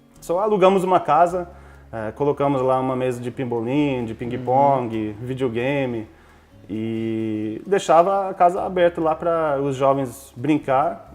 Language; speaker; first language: Portuguese; non-native, fluent; English